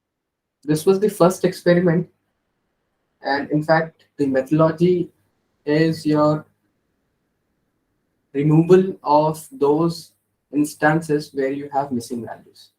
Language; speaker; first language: English; non-native, local second language; Hindi